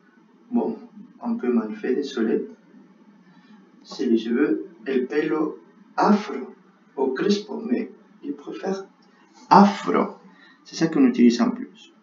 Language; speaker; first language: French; non-native, fluent; Spanish